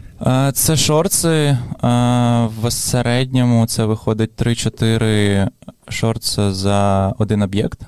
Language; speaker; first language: Ukrainian; non-native, local second language; Russian